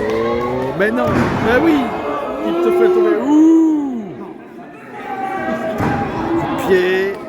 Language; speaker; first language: French; native; French